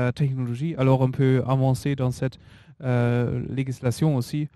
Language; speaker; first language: French; non-native, learner; German